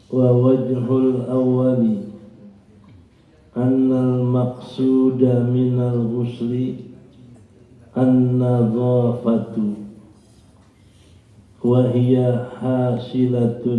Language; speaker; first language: Arabic; non-native, fluent; Indonesian